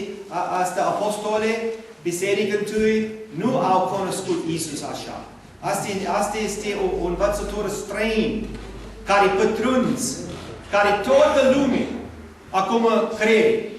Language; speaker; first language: Romanian; non-native, learner; English